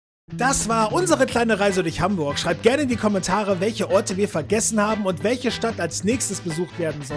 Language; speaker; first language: German; native; German